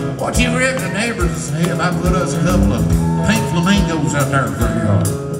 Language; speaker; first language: English; native; English